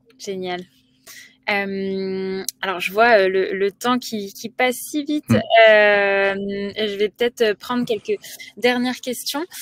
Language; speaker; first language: French; native; French